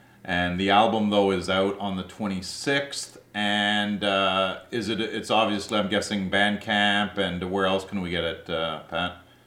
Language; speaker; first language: English; early bilingual, other home language; French